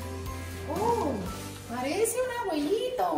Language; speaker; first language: Spanish; native; Spanish